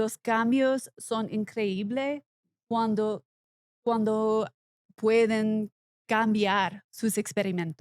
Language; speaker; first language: Spanish; non-native, learner; English